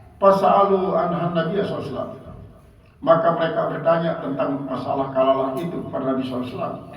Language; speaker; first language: Indonesian; non-native, local second language; Sasak